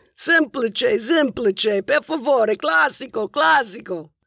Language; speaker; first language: Italian; non-native, learner; English